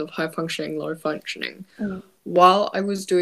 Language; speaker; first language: English; native; English